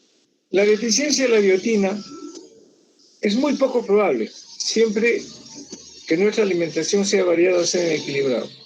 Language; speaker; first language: Spanish; native; Spanish